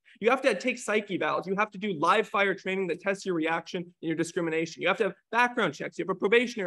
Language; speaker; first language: English; native; English